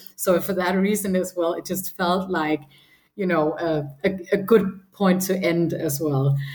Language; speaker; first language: English; non-native, fluent; Danish